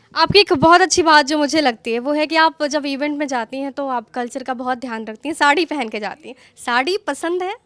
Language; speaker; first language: Hindi; native; Hindi